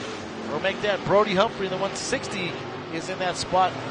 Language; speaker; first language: English; native; English